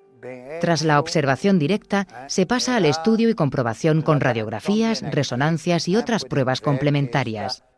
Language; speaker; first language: Spanish; non-native, learner; French